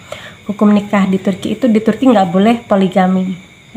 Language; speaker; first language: Indonesian; native; Indonesian